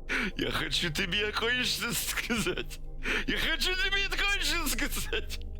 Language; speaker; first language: Russian; non-native, learner; English